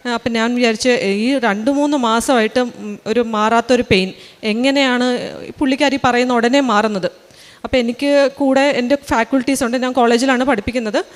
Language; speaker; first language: Malayalam; early bilingual, heritage; Malayalam